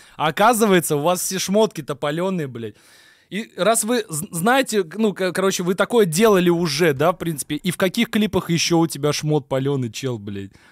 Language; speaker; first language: Russian; native; Russian